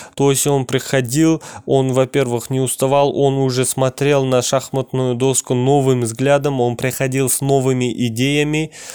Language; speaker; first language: Russian; non-native, local second language; Kazakh